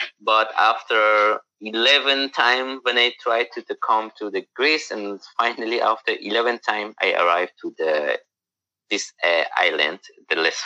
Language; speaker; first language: English; non-native, learner; Persian